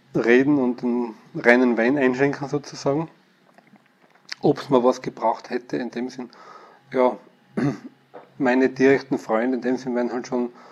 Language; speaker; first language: German; native; German